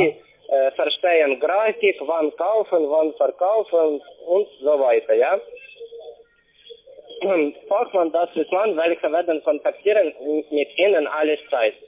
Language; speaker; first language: German; non-native, learner; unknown